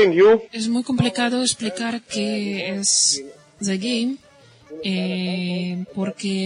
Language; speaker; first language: Spanish; non-native, fluent; Bosnian